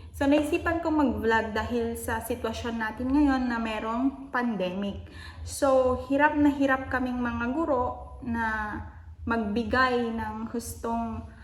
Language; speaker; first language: Filipino; non-native, local second language; Iloko